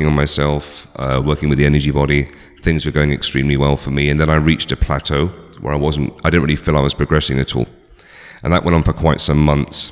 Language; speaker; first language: English; native; English